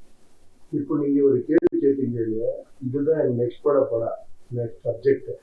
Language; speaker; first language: Tamil; non-native, learner; Kannada